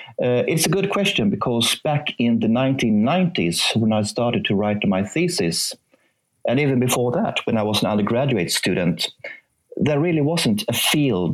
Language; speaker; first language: English; non-native, fluent; Swedish